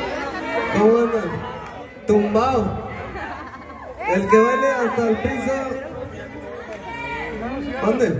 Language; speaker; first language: Spanish; native; Spanish